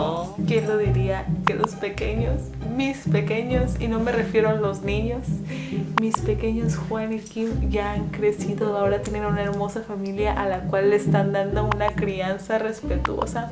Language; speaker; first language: Spanish; native; Spanish